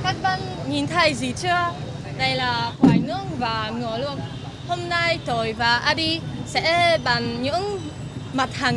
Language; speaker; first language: Vietnamese; non-native, learner; Polish